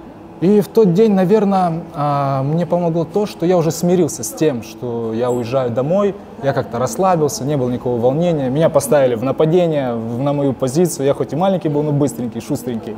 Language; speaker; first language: Russian; native; Russian